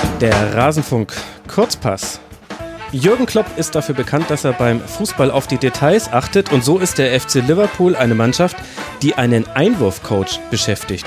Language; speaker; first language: German; native; German